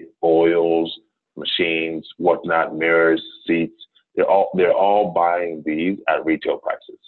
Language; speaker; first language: English; non-native, local second language; Akan